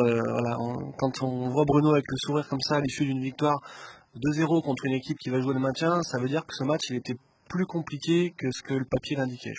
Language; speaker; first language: French; native; French